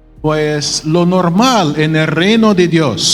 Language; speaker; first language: Spanish; non-native, fluent; Arabic